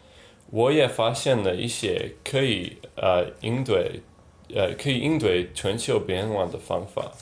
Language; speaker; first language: Chinese; non-native, learner; English